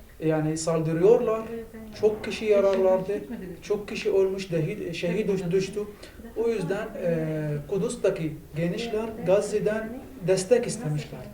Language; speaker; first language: Turkish; non-native, fluent; Arabic